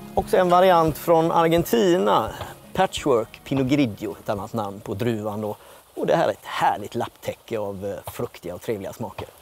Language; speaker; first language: Swedish; native; Swedish